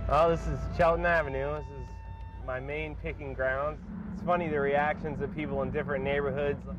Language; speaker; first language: English; native; English